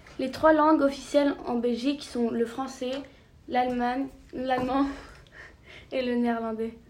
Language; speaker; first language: French; non-native, learner; Norwegian